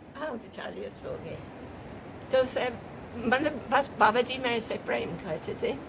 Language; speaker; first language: Hindi; non-native, fluent; English